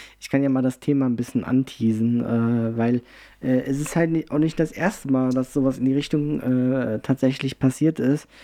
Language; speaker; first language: German; early bilingual, other home language; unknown